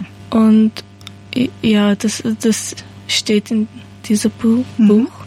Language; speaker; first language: German; non-native, learner; Persian